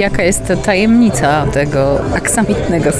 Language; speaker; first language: Polish; native; Polish